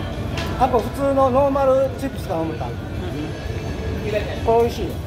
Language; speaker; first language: Japanese; non-native, learner; Filipino